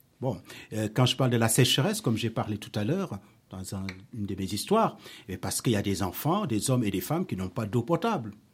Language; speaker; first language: French; non-native, local second language; Wolof